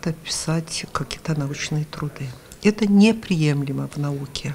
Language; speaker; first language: Russian; non-native, local second language; Karachay-Balkar